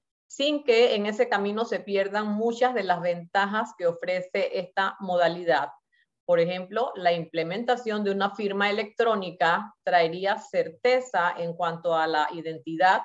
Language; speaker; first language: Spanish; native; Spanish